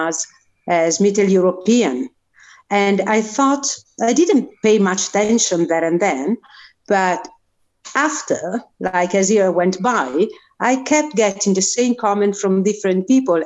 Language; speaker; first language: English; non-native, fluent; Italian